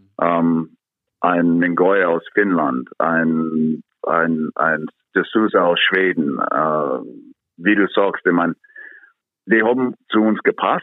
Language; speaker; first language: German; non-native, fluent; English